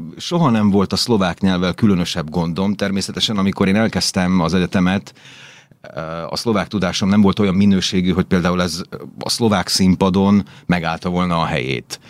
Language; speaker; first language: Hungarian; native; Hungarian